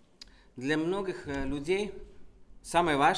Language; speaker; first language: Russian; non-native, fluent; Spanish